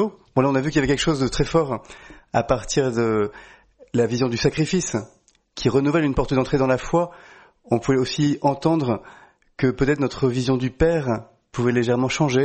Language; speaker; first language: French; native; French